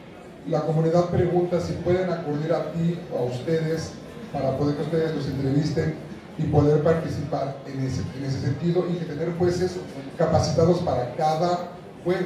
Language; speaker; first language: Spanish; native; Spanish